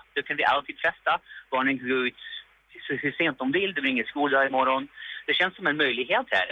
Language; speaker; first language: Swedish; non-native, fluent; English